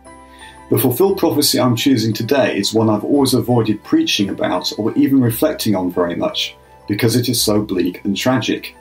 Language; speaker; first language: English; native; English